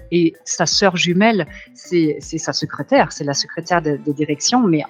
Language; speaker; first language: French; non-native, fluent; German